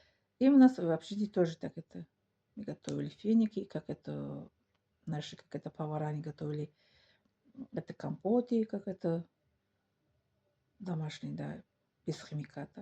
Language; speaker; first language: Russian; non-native, local second language; Tajik